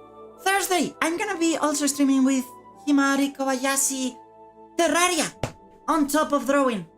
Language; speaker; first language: English; non-native, fluent; Spanish